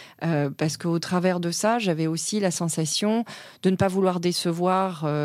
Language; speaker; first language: French; native; French